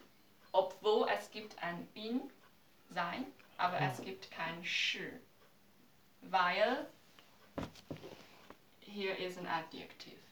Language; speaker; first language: German; non-native, learner; Chinese